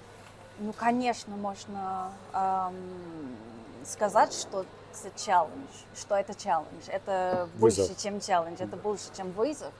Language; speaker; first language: Russian; non-native, fluent; English